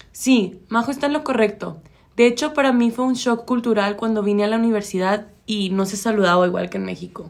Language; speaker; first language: Spanish; native; Spanish